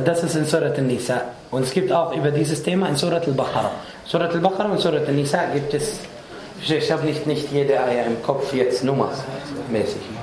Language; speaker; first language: German; non-native, fluent; Arabic